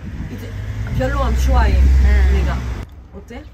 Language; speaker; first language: English; non-native, learner; French